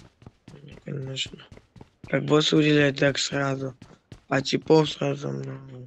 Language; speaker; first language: Russian; native; Russian